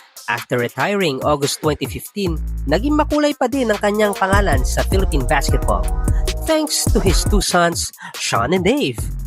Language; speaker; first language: English; non-native, local second language; Filipino